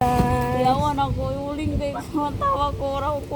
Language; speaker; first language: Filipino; non-native, local second language; Cebuano